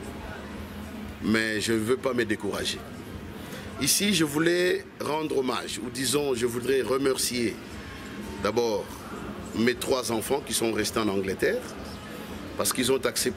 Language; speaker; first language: French; non-native, local second language; Kongo